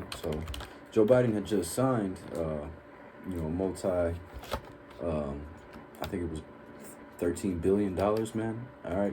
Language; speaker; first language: English; native; English